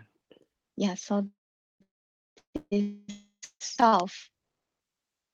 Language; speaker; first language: English; non-native, learner; Chinese